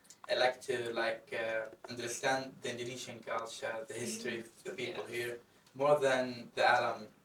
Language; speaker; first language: English; non-native, fluent; Arabic